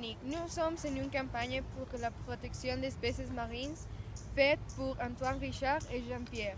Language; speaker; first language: French; non-native, learner; Spanish